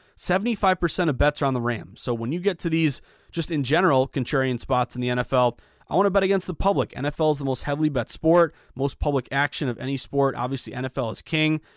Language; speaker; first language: English; native; English